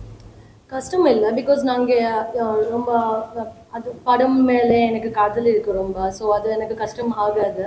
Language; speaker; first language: Tamil; non-native, learner; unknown